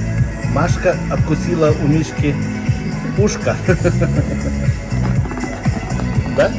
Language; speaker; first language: Russian; non-native, learner; Lithuanian